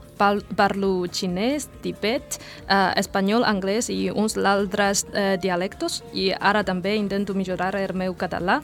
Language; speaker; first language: Catalan; non-native, learner; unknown